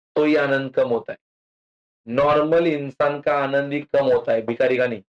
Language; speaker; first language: Hindi; non-native, local second language; Marathi